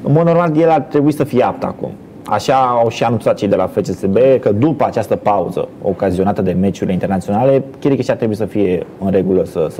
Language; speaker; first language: Romanian; native; Romanian